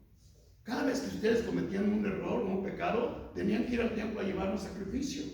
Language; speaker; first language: Spanish; native; Spanish